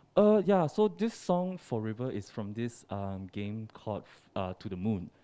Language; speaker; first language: English; non-native, local second language; Chinese